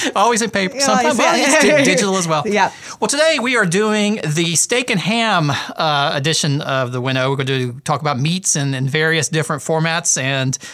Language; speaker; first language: English; native; English